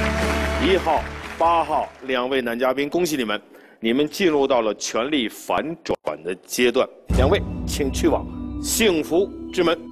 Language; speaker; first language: Chinese; native; Chinese